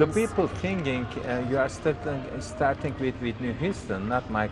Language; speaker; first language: English; non-native, learner; Turkish